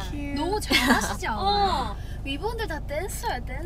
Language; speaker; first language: Korean; non-native, fluent; Japanese